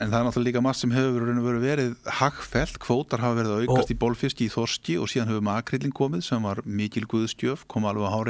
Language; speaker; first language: Icelandic; native; Icelandic